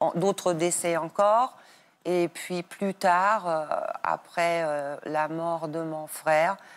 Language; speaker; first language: French; non-native, fluent; German